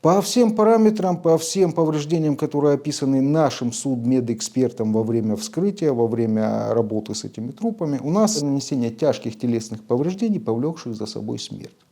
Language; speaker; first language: Russian; native; Russian